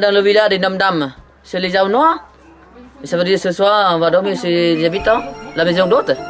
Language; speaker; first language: French; non-native, learner; Vietnamese